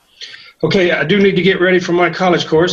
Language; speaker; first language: English; native; English